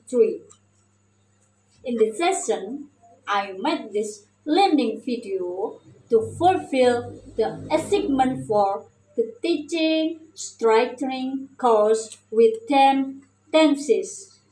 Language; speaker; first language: English; non-native, learner; Indonesian